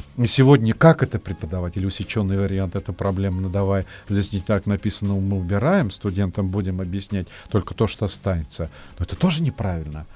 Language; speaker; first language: Russian; non-native, local second language; Tatar